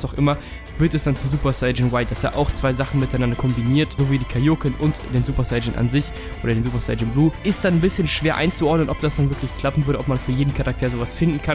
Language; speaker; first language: German; native; German